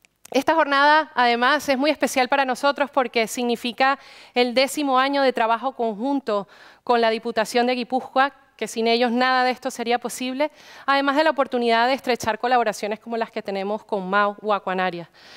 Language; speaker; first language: Spanish; native; Spanish